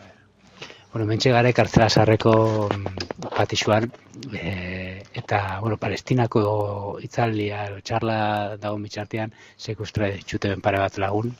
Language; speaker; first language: Basque; native; Basque